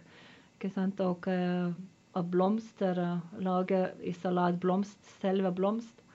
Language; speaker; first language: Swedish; non-native, learner; Lithuanian